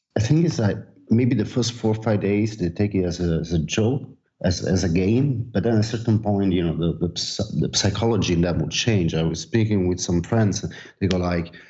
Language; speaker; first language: English; non-native, fluent; Italian